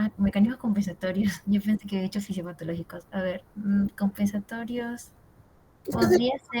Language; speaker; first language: Spanish; native; Spanish